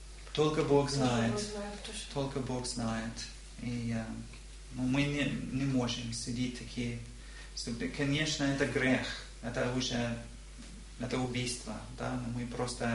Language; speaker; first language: Russian; non-native, learner; English